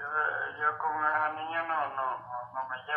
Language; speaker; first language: Spanish; native; Spanish